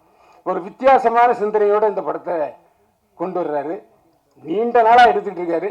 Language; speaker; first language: Tamil; native; Tamil